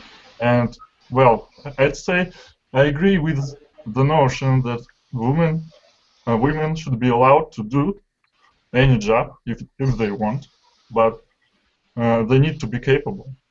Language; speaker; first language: English; non-native, fluent; Russian